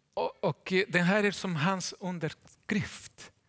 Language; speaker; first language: Swedish; non-native, fluent; Spanish